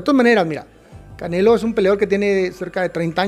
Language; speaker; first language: Spanish; native; Spanish